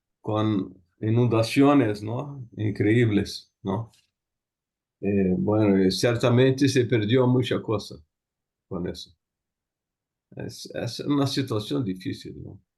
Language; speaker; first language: Spanish; non-native, learner; Portuguese